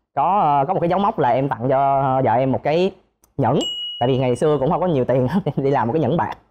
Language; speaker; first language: Vietnamese; non-native, local second language; Cantonese